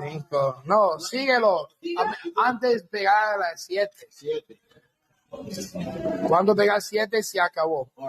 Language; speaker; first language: Spanish; non-native, learner; English